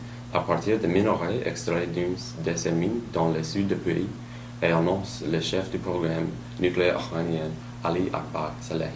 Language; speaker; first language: French; non-native, learner; English